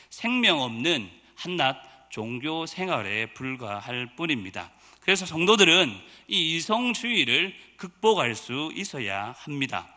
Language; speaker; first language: Korean; native; Korean